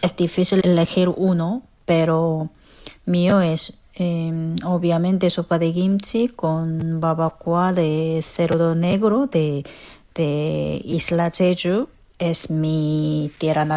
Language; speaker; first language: Spanish; non-native, fluent; Korean